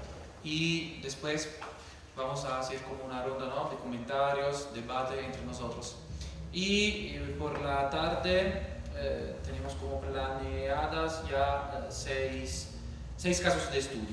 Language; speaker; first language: Spanish; non-native, fluent; Italian